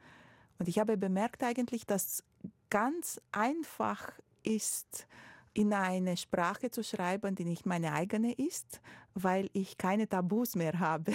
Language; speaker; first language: German; non-native, fluent; Romanian